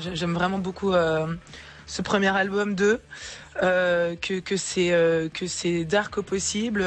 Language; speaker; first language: French; native; French